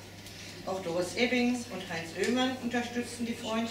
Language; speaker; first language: German; native; German